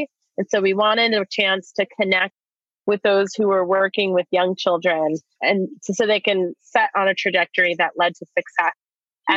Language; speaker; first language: English; native; English